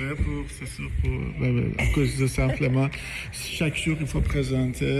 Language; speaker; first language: French; non-native, fluent; Persian